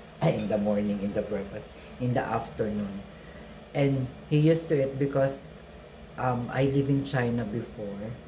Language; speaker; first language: English; non-native, learner; Filipino